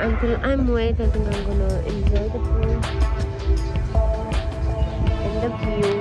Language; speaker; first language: English; non-native, fluent; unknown